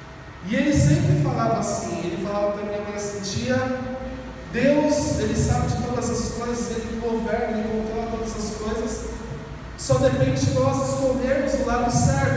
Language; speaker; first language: Portuguese; native; Portuguese